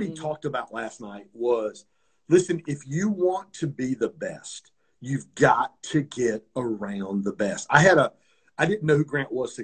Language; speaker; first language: English; native; English